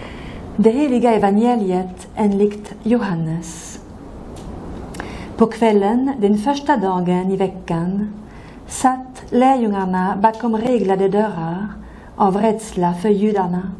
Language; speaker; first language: Swedish; non-native, fluent; French